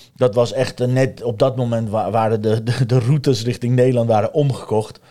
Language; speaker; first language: Dutch; non-native, fluent; Persian